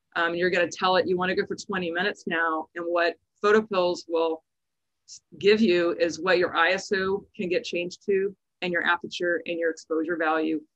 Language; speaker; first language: English; native; English